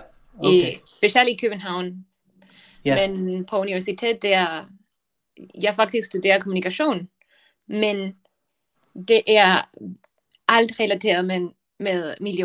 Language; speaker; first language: Danish; non-native, learner; Spanish